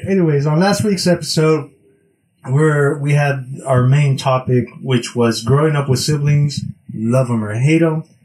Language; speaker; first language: English; early bilingual, other home language; Spanish